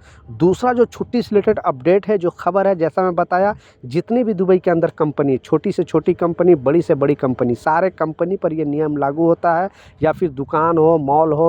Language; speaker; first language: Hindi; native; Hindi